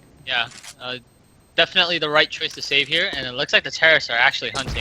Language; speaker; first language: English; native; English